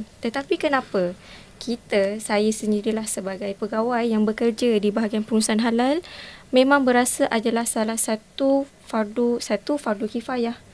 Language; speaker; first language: Malay; native; Malay